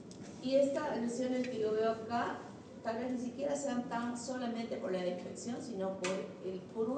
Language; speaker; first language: Spanish; native; Spanish